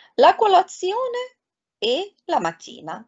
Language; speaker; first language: Italian; non-native, fluent; Arabic